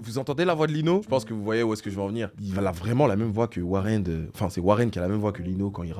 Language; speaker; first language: French; native; French